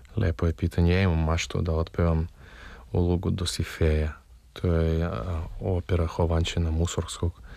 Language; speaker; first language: Serbian; non-native, fluent; Russian